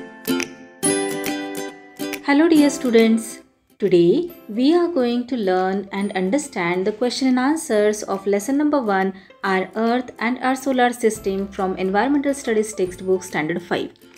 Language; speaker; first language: English; non-native, local second language; Marathi